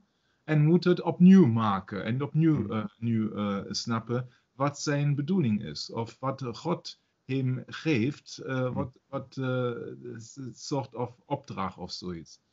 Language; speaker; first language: Dutch; non-native, learner; German